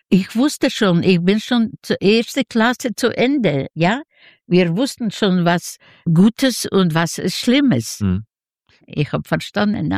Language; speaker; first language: German; non-native, learner; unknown